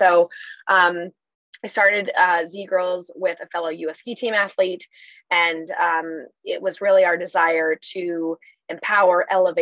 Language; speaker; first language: English; native; English